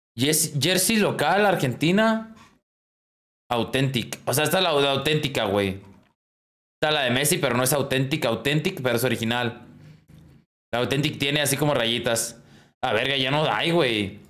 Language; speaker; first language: Spanish; native; Spanish